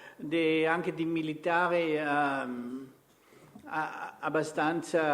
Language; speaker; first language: Italian; non-native, fluent; German